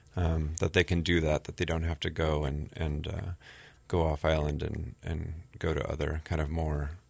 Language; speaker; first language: English; native; English